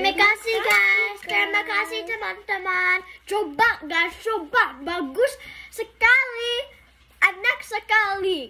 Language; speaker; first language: Indonesian; early bilingual, heritage; English